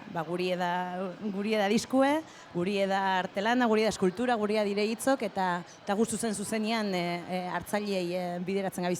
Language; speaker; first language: Basque; native; Basque